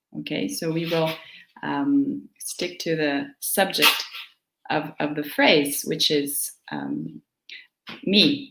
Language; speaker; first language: English; non-native, fluent; Portuguese